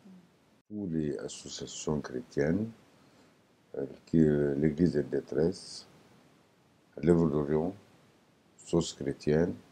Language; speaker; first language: French; non-native, learner; Arabic